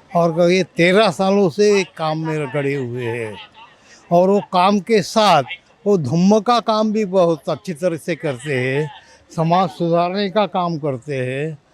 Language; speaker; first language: Hindi; non-native, local second language; Marathi